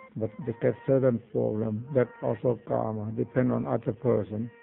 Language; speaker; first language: English; non-native, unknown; Thai